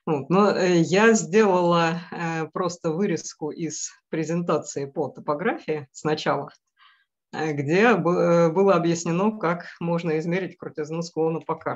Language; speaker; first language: Russian; native; Russian